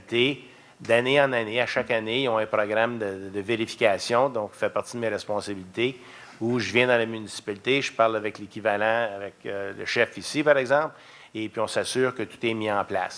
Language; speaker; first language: French; native; French